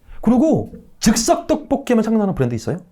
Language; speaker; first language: Korean; native; Korean